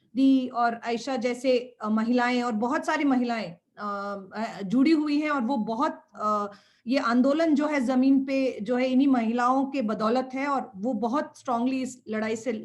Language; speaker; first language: Hindi; non-native, local second language; Bangla